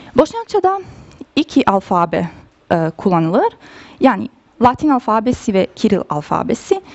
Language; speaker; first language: Turkish; non-native, fluent; Bosnian